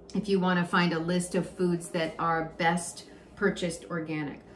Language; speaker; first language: English; native; English